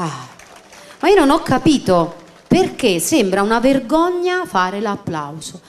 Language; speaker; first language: Italian; native; Italian